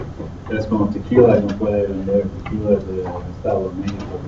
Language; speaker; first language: Spanish; non-native, learner; English